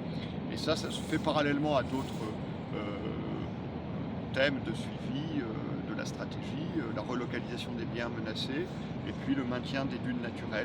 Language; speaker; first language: French; native; French